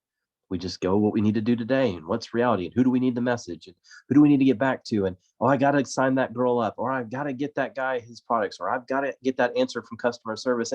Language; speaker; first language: English; native; English